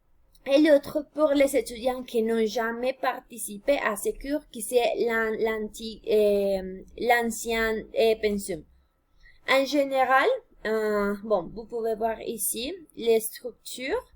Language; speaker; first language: French; non-native, fluent; Spanish